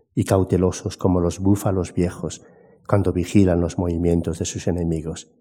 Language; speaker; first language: Spanish; native; Spanish